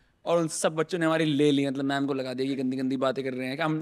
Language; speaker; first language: Hindi; native; Hindi